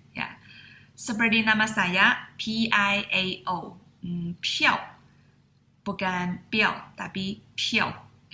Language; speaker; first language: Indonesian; non-native, fluent; Chinese